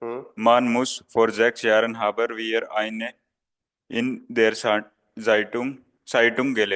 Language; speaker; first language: German; non-native, learner; Hindi